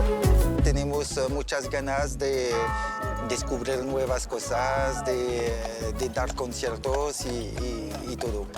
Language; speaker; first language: Spanish; non-native, learner; French